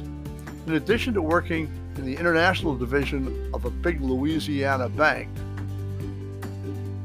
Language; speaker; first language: English; native; English